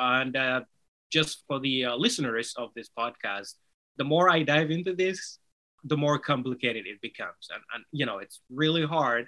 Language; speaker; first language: English; non-native, fluent; Somali